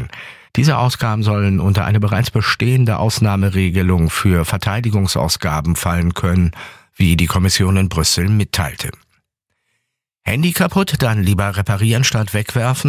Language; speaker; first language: German; native; German